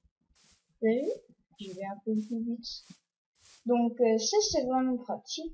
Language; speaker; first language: French; non-native, learner; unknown